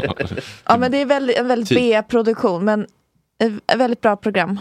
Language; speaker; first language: Swedish; native; Swedish